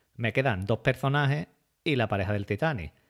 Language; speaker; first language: Spanish; native; Spanish